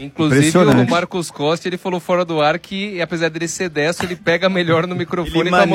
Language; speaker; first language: Portuguese; native; Portuguese